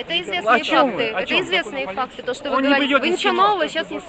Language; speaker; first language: Russian; native; Russian